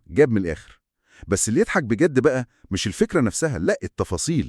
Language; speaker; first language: Arabic; native; Arabic